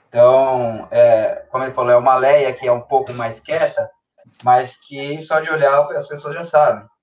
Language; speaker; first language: Portuguese; native; Portuguese